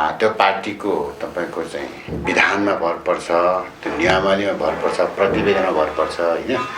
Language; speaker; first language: Nepali; non-native, local second language; Limbu